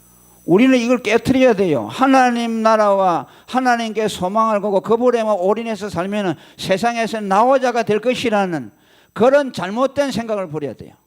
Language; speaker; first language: Korean; native; Korean